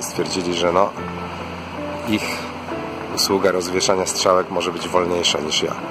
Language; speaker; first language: Polish; native; Polish